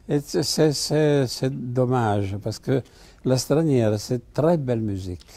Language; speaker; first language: French; non-native, fluent; Italian